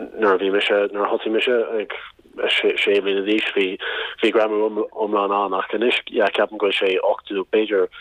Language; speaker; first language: Irish; non-native, local second language; English